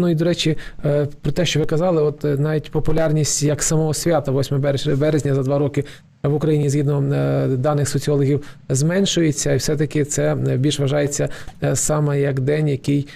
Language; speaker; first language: Ukrainian; native; Ukrainian